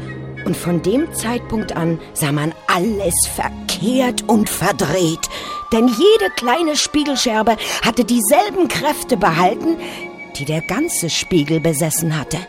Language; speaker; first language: German; native; German